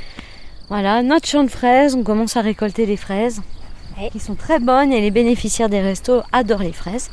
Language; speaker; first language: French; native; French